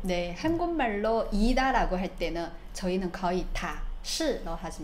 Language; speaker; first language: Korean; non-native, fluent; Chinese